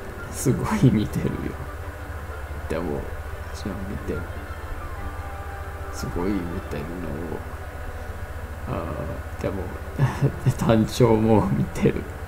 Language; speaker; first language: Japanese; non-native, learner; English